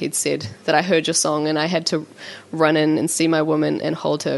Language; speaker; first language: English; native; English